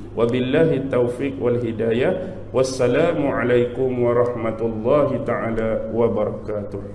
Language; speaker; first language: Malay; native; Malay